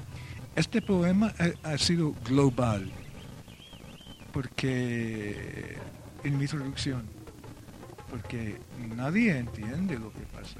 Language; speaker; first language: Spanish; non-native, fluent; Welsh